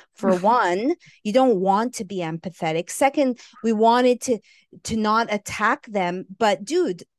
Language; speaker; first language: English; native; English